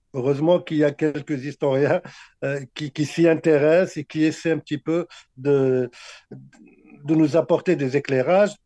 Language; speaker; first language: French; non-native, local second language; Arabic